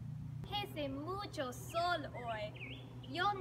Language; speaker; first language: Spanish; non-native, learner; English